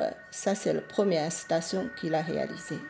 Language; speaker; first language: French; non-native, fluent; Chinese